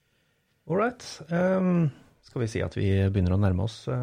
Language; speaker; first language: Norwegian; native; Norwegian